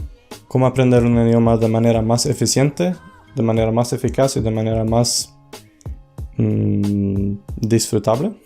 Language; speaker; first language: Spanish; non-native, fluent; Swedish